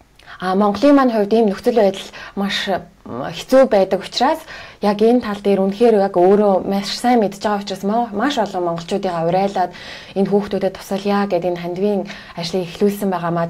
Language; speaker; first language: Mongolian; native; Mongolian